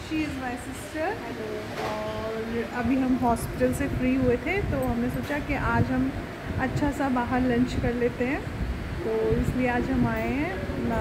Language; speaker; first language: Hindi; native; Hindi